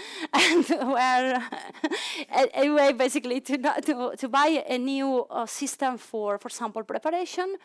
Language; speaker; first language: English; non-native, fluent; Italian